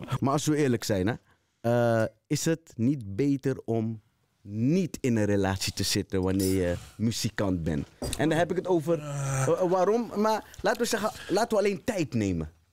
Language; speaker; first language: Dutch; native; Dutch